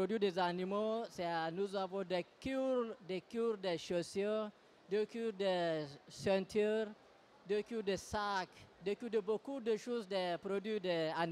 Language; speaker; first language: French; non-native, learner; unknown